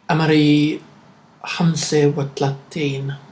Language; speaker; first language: Arabic; non-native, learner; English